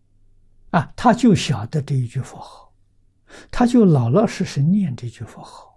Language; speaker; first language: Chinese; native; Chinese